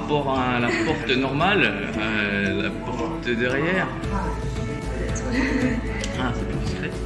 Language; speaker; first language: French; native; French